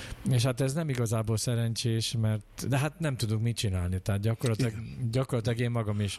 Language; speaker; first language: Hungarian; native; Hungarian